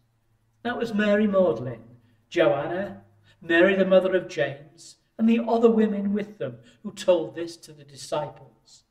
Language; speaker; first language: English; native; English